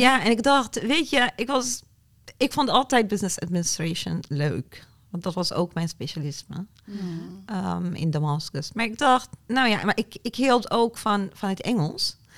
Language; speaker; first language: Dutch; non-native, fluent; Arabic